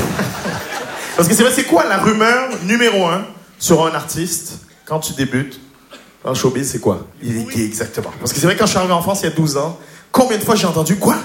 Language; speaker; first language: French; native; French